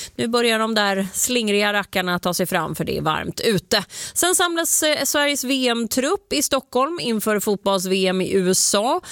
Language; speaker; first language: Swedish; native; Swedish